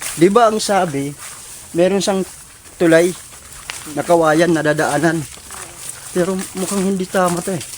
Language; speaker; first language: Filipino; non-native, local second language; Waray